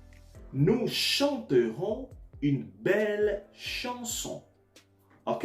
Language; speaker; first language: French; non-native, fluent; Portuguese